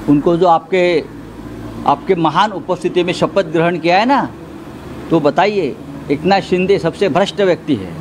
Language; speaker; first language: Hindi; non-native, local second language; Marathi